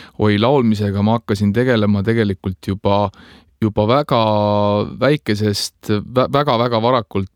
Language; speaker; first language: Estonian; native; Estonian